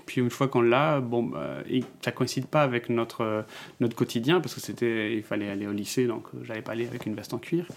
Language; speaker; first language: French; non-native, fluent; Spanish